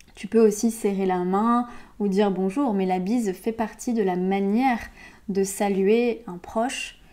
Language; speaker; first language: French; native; French